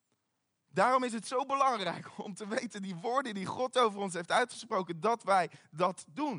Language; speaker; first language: Dutch; native; Dutch